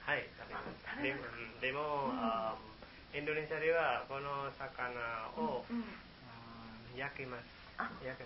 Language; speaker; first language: Japanese; non-native, learner; Indonesian